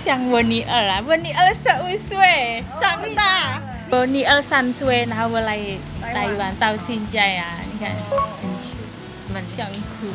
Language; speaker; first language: Chinese; non-native, learner; Indonesian